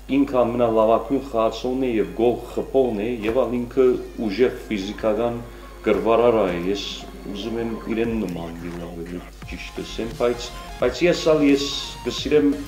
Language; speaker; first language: Armenian; early bilingual, heritage; Armenian